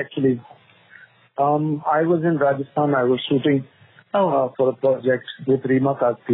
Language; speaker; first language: English; non-native, local second language; Kodava